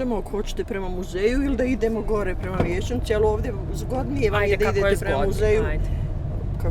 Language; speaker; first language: Bosnian; native; Bosnian